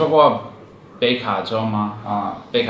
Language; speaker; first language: Chinese; non-native, learner; English